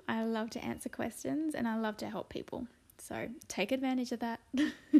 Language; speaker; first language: English; native; English